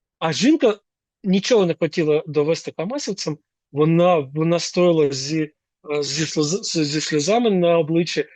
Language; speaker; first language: Ukrainian; native; Ukrainian